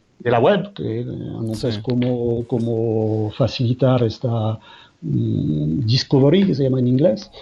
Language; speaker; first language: Spanish; non-native, fluent; French